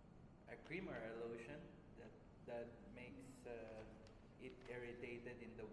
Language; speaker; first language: English; non-native, fluent; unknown